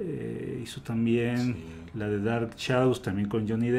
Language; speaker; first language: Spanish; native; Spanish